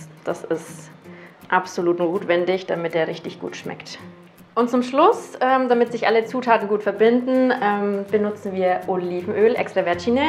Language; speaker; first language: German; native; German